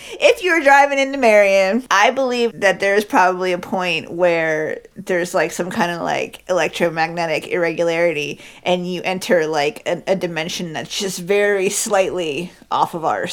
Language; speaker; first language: English; native; English